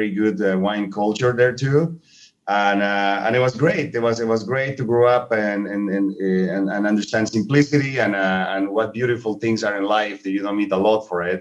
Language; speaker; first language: English; non-native, fluent; Spanish